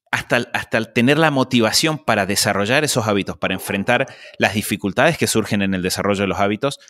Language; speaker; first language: Spanish; native; Spanish